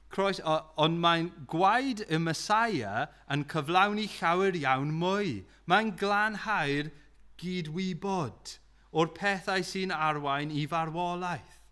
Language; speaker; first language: Welsh; non-native, local second language; English